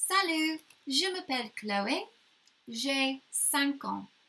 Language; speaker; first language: French; non-native, learner; English